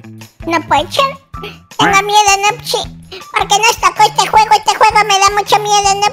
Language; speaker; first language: Spanish; native; Spanish